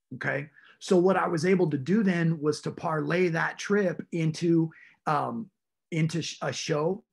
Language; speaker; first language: English; native; English